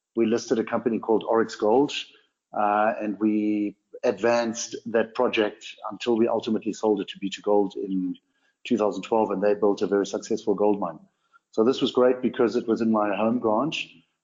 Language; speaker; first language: English; non-native, local second language; German